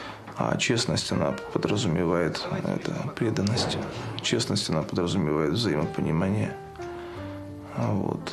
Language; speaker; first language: Russian; native; Russian